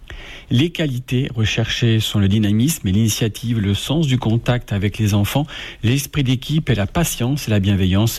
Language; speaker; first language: French; native; French